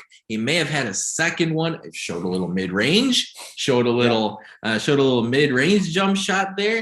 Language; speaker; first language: English; native; English